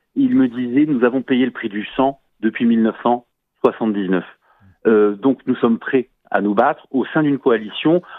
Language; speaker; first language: French; native; French